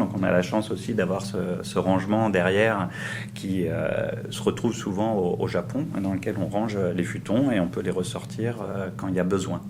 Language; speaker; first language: French; native; French